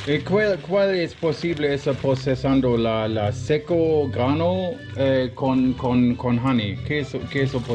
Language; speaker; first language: Spanish; non-native, learner; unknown